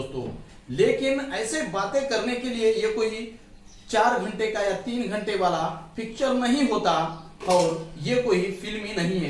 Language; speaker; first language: Hindi; native; Hindi